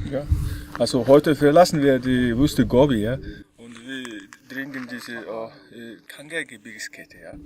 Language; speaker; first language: German; non-native, learner; Mongolian